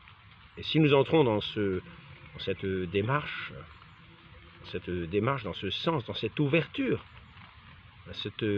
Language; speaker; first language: French; native; French